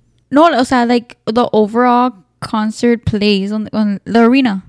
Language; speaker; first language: English; early bilingual, other home language; Spanish